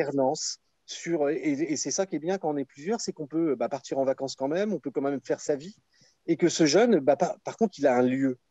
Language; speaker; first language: French; native; French